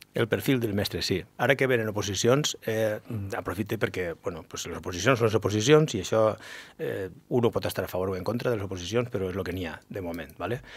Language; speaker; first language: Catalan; native; Catalan